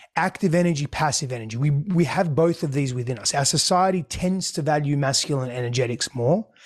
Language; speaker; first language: English; non-native, local second language; Greek